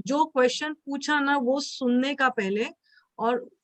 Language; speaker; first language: Hindi; non-native, local second language; Marathi